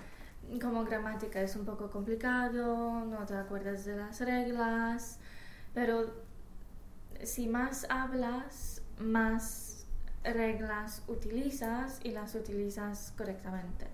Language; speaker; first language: Spanish; non-native, fluent; Polish